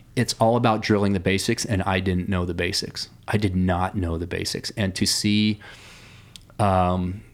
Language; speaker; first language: English; native; English